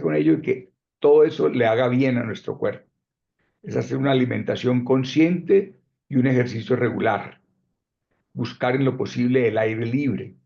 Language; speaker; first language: Spanish; native; Spanish